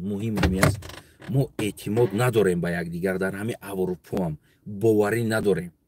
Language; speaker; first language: Tajik; non-native, local second language; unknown